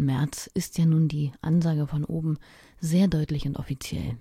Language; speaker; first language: German; native; German